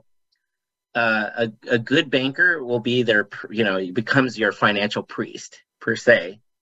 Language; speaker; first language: English; native; English